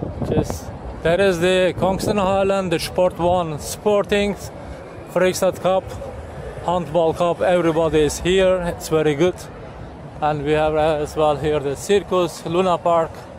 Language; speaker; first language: English; non-native, learner; Turkish